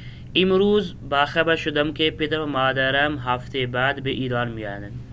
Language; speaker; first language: Persian; non-native, fluent; Urdu